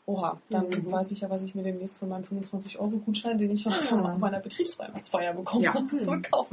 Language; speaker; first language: German; native; German